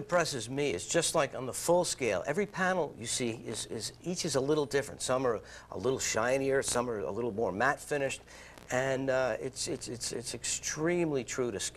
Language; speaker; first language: English; native; English